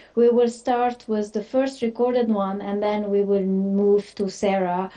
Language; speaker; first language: English; non-native, fluent; French